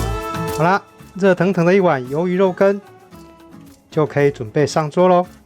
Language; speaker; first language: Chinese; native; Chinese